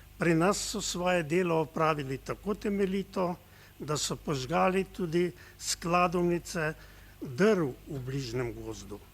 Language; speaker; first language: Slovenian; native; Slovenian